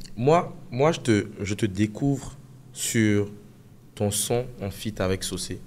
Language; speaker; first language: French; native; French